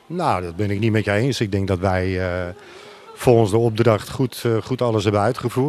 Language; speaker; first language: Dutch; native; Dutch